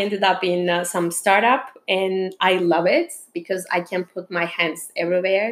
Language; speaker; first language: English; non-native, fluent; Turkish